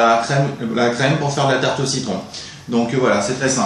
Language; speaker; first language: French; native; French